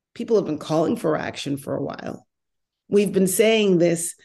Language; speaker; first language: English; native; English